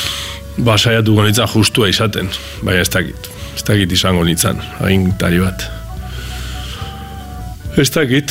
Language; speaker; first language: Basque; native; Basque